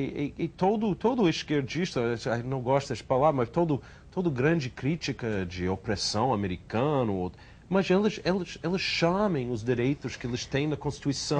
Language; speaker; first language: Portuguese; non-native, fluent; English